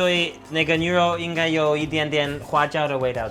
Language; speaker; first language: Chinese; non-native, learner; English